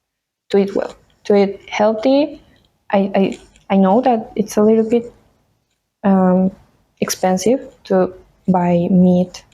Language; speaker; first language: English; non-native, fluent; Spanish